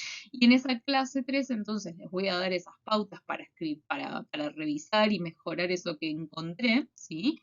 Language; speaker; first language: Spanish; native; Spanish